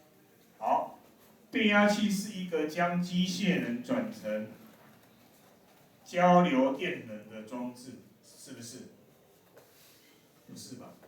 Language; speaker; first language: Chinese; native; Chinese